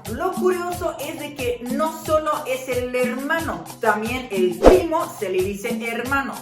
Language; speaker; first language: Spanish; non-native, fluent; Serbian